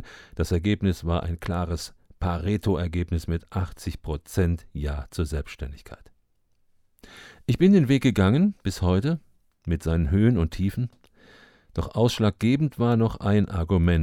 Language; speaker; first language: German; native; German